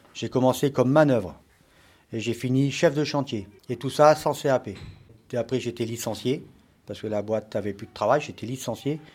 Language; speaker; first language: French; native; French